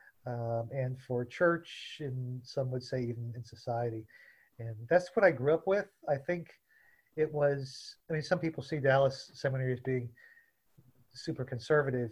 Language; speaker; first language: English; native; English